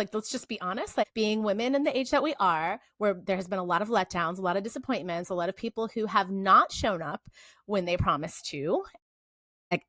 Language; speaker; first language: English; native; English